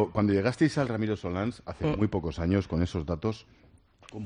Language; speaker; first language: Spanish; native; Spanish